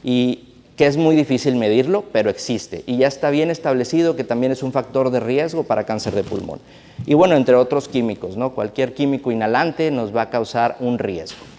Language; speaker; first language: Spanish; native; Spanish